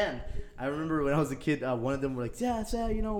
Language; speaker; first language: English; non-native, fluent; Papiamento